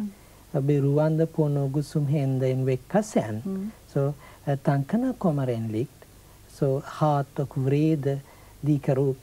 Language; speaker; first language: Swedish; non-native, fluent; Sinhala